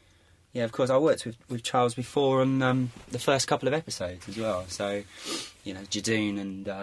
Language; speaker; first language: English; native; English